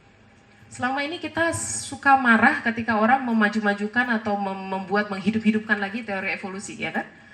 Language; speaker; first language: Indonesian; native; Indonesian